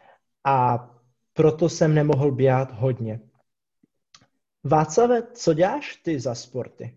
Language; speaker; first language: Czech; non-native, fluent; English